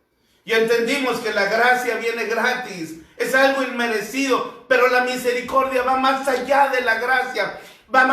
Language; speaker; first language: Spanish; native; Spanish